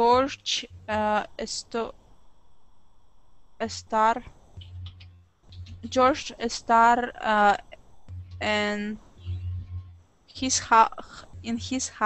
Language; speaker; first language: Spanish; non-native, learner; Russian